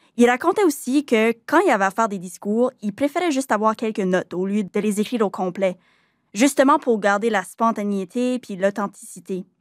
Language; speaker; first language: French; native; French